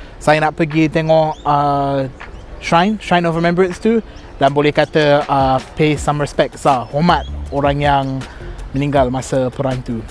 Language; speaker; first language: Malay; non-native, fluent; English